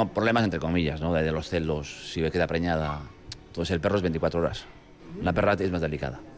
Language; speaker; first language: Spanish; native; Spanish